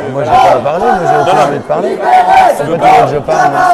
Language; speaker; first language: French; native; French